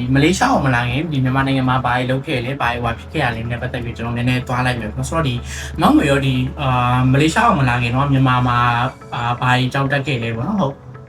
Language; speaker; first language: Burmese; native; Burmese